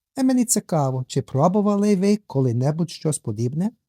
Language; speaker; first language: Ukrainian; non-native, learner; English